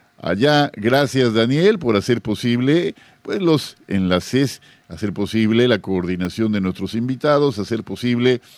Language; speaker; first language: Spanish; native; Spanish